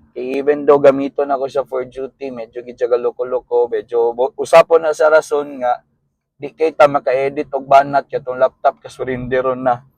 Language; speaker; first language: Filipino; non-native, local second language; Cebuano